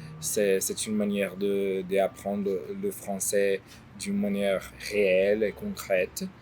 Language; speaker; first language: French; non-native, learner; Portuguese